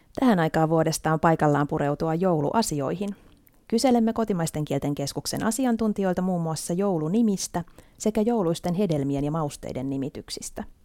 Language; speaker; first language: Finnish; native; Finnish